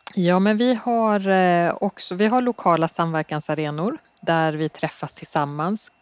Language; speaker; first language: Swedish; native; Swedish